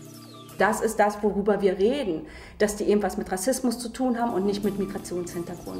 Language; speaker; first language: German; native; German